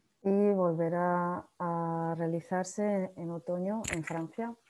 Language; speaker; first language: Spanish; native; Spanish